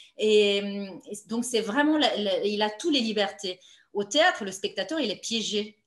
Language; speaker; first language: French; non-native, fluent; Romanian